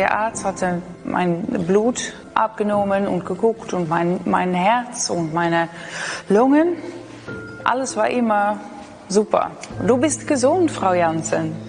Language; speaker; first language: German; non-native, learner; Dutch